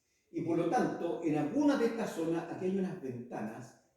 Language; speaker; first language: Spanish; native; Spanish